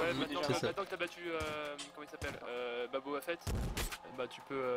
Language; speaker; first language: French; native; French